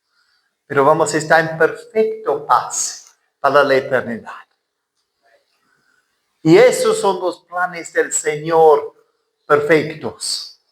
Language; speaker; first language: Spanish; non-native, fluent; English